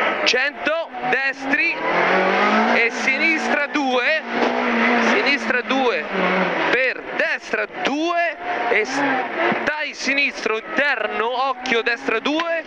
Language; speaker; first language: Italian; native; Italian